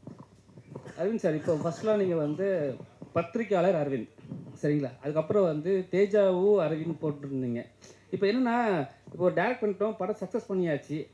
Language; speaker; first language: Tamil; native; Tamil